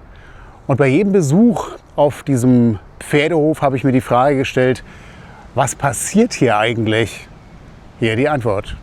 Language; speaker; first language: German; native; German